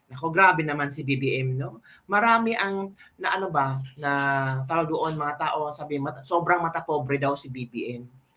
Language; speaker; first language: Filipino; native; Filipino